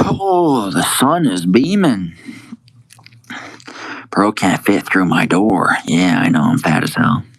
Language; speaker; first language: English; native; English